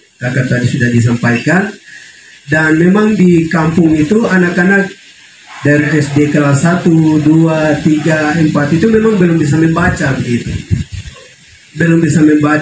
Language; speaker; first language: Indonesian; non-native, local second language; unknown